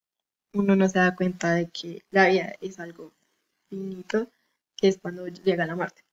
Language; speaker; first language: Spanish; native; Spanish